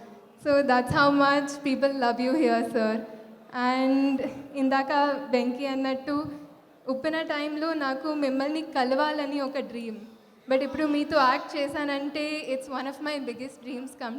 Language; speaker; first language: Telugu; non-native, local second language; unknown